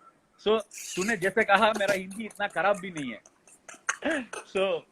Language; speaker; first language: Hindi; non-native, local second language; Tamil